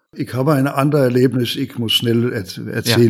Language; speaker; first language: German; non-native, learner; Danish